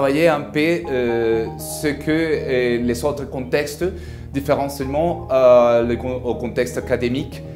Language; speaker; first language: French; non-native, fluent; Spanish